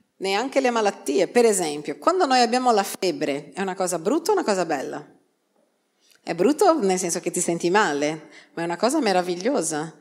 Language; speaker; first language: Italian; non-native, fluent; Portuguese